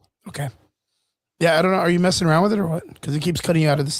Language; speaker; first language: English; native; English